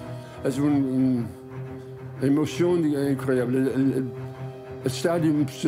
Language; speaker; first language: Spanish; non-native, learner; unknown